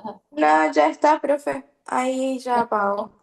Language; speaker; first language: Spanish; native; Spanish